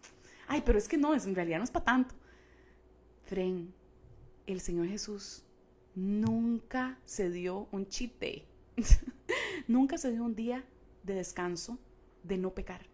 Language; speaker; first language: Spanish; native; Spanish